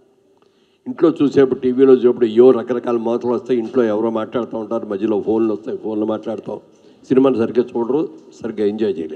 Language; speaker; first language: Telugu; native; Telugu